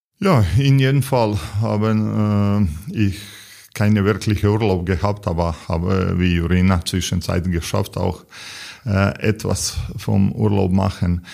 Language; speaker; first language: German; non-native, learner; Serbian